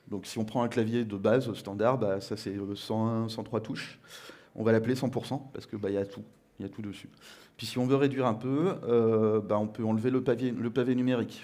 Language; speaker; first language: French; native; French